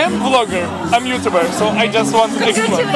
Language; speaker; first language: English; non-native, fluent; Turkish